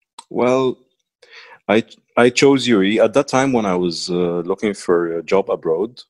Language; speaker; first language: English; non-native, fluent; Arabic